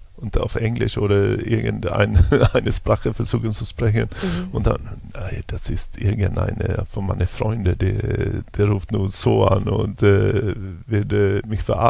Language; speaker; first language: German; non-native, fluent; Swedish